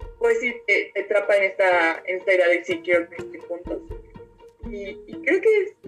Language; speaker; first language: Spanish; native; Spanish